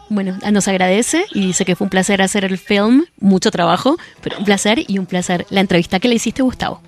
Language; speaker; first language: Spanish; native; Spanish